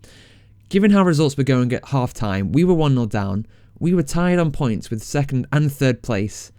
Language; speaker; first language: English; native; English